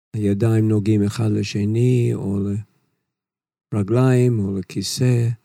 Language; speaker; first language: Hebrew; non-native, fluent; English